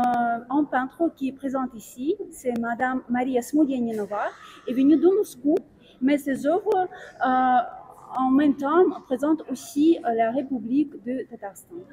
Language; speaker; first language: French; non-native, fluent; Russian